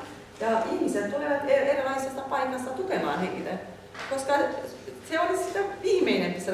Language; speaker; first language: Finnish; non-native, learner; Turkish